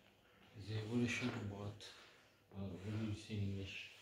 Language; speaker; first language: English; non-native, learner; French